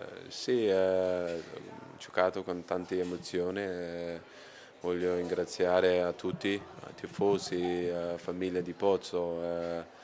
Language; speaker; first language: Italian; non-native, learner; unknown